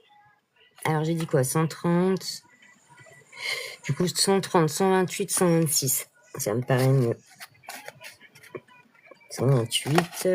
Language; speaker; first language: French; native; French